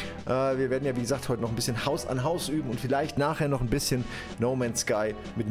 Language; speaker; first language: German; native; German